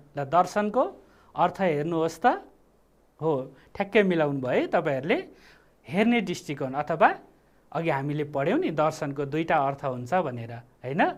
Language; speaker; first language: Nepali; native; Nepali